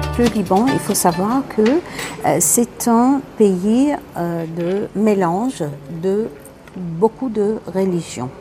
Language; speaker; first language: French; non-native, local second language; Arabic